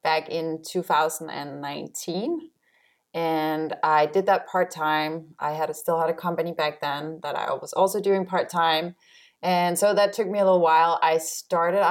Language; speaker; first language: English; non-native, fluent; Danish